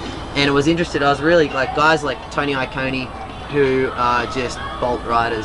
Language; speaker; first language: English; native; English